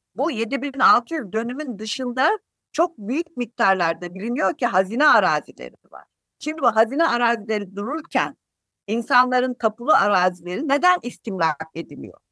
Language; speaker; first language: Turkish; native; Turkish